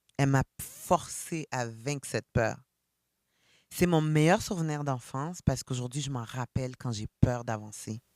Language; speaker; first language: French; early bilingual, other home language; Haitian Creole